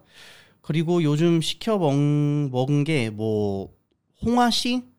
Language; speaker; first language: Korean; early bilingual, heritage; Korean